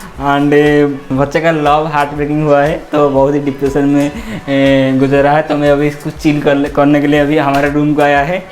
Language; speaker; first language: Hindi; non-native, local second language; Odia